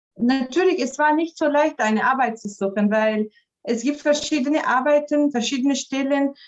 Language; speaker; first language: German; non-native, fluent; Arabic